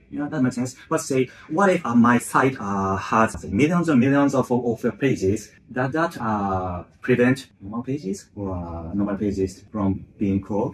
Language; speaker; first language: English; non-native, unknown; Japanese